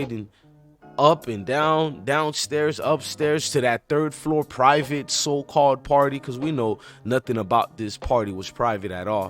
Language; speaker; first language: English; native; English